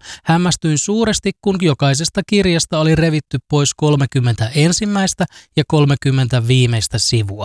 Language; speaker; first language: Finnish; native; Finnish